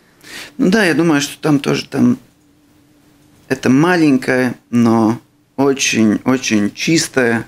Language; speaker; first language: Russian; non-native, local second language; Latvian